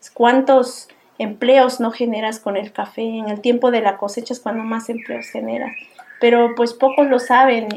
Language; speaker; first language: Spanish; native; Spanish